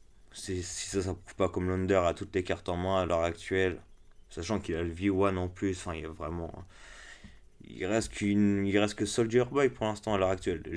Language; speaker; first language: French; native; French